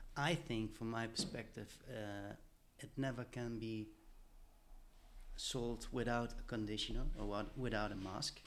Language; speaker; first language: English; non-native, fluent; Dutch